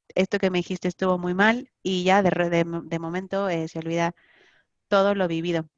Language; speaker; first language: Spanish; native; Spanish